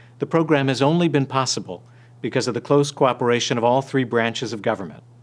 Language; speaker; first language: English; native; English